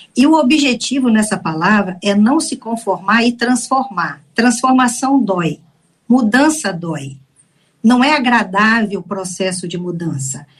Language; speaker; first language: Portuguese; native; Portuguese